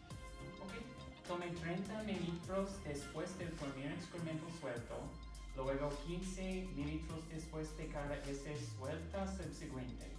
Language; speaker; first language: Spanish; non-native, learner; English